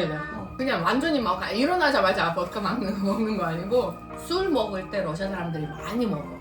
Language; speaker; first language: Korean; non-native, fluent; Russian